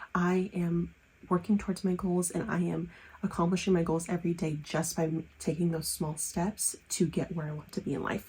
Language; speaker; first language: English; native; English